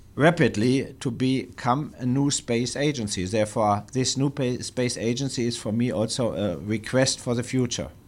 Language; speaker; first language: English; non-native, fluent; German